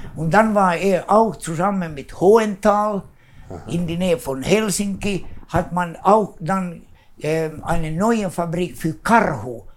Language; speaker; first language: German; non-native, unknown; Swedish